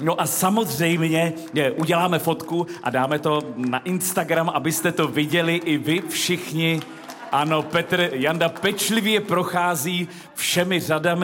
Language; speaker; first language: Czech; native; Czech